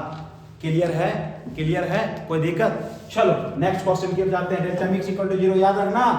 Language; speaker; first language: Hindi; native; Hindi